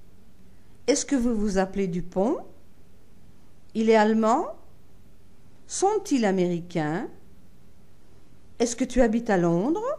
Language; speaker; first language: French; non-native, fluent; Italian